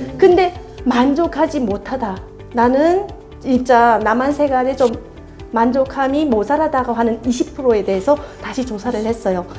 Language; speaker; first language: Korean; native; Korean